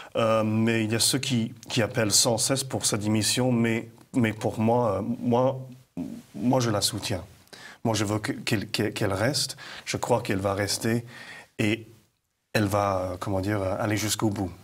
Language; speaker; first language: French; non-native, fluent; English